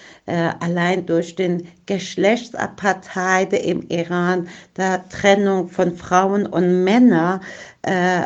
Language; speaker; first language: German; non-native, fluent; Persian